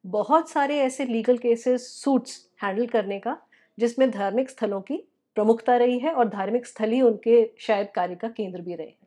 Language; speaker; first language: Hindi; native; Hindi